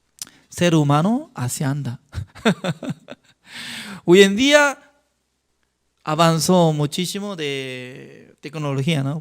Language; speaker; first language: Spanish; non-native, fluent; Korean